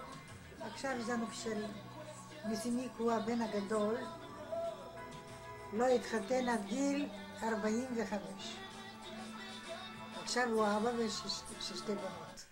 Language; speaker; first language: Hebrew; non-native, fluent; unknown